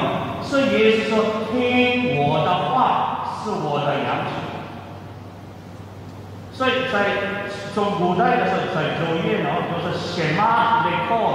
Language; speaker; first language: Chinese; non-native, fluent; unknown